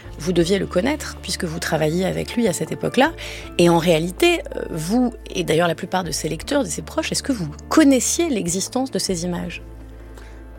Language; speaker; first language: French; native; French